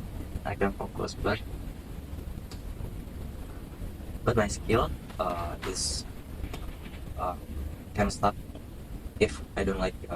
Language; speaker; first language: English; non-native, learner; Indonesian